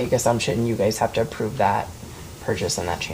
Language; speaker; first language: English; native; English